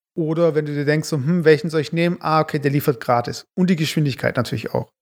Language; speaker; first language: German; early bilingual, other home language; Turkish